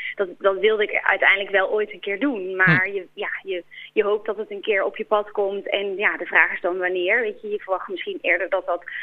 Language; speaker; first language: Dutch; native; Dutch